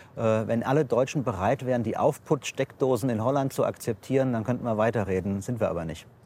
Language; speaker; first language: German; native; German